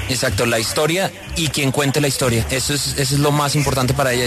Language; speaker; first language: Spanish; native; Spanish